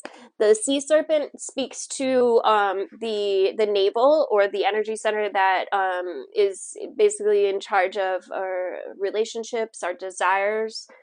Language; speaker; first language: English; native; English